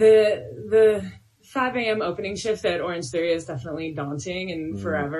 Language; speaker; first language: English; native; English